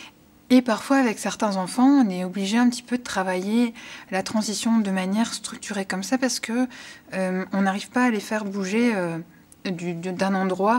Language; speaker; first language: French; native; French